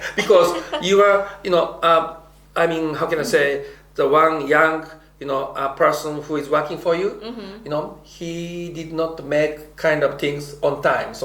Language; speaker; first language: English; non-native, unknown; Japanese